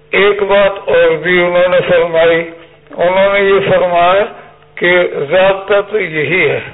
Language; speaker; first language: Urdu; native; Urdu